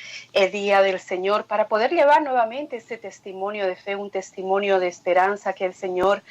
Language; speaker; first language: Spanish; native; Spanish